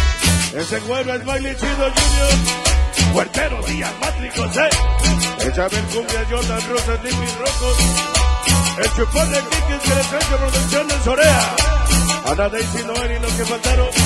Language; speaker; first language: Spanish; native; Spanish